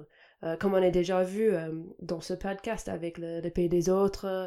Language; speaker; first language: French; non-native, fluent; English